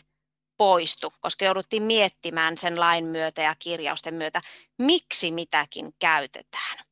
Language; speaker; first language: Finnish; native; Finnish